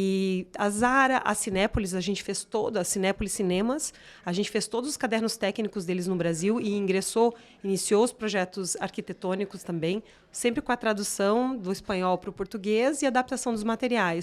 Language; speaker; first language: Portuguese; native; Portuguese